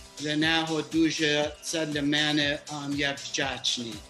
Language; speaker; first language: Ukrainian; early bilingual, heritage; Ukrainian